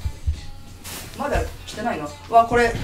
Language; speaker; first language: Japanese; native; Japanese